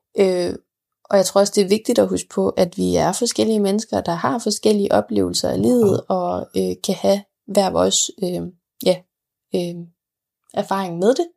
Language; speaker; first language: Danish; early bilingual, other home language; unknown